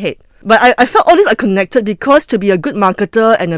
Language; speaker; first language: English; non-native, local second language; Cantonese